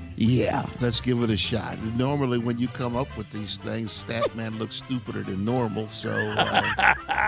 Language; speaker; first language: English; native; English